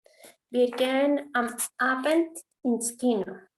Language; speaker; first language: German; non-native, fluent; Spanish